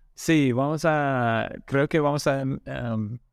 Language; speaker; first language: Spanish; non-native, learner; English